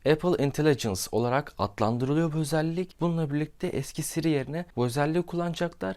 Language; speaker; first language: Turkish; native; Turkish